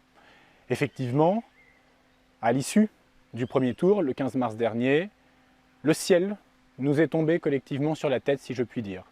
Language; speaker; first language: French; native; French